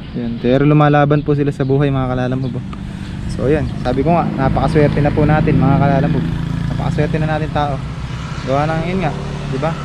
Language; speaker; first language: Filipino; native; Filipino